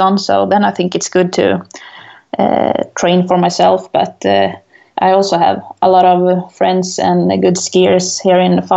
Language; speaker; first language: English; non-native, fluent; Swedish